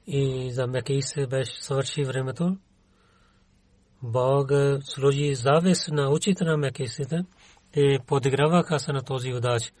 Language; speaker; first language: Bulgarian; non-native, learner; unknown